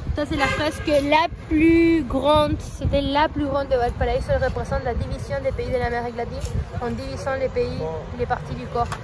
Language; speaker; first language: French; non-native, fluent; Spanish